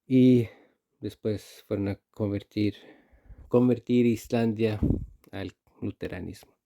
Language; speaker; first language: Spanish; non-native, fluent; Icelandic